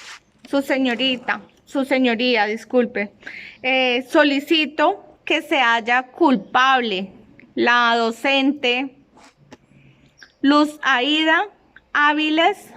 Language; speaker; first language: Spanish; native; Spanish